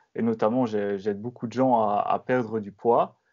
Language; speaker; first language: French; native; French